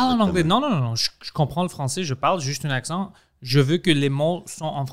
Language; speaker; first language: French; non-native, local second language; English